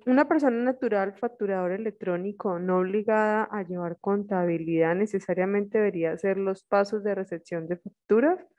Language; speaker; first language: Spanish; native; Spanish